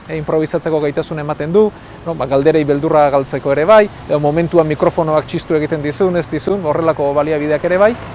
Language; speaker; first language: Basque; native; Basque